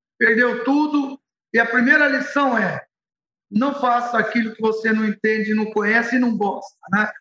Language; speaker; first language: Portuguese; early bilingual, other home language; Arabic